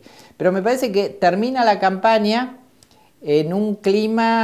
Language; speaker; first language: Spanish; native; Spanish